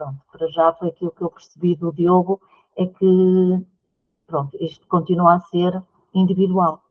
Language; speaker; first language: Portuguese; native; Portuguese